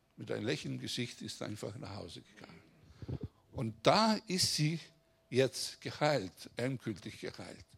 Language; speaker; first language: German; non-native, fluent; Greek